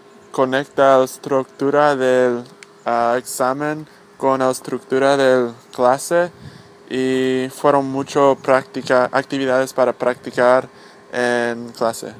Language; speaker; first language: Spanish; non-native, learner; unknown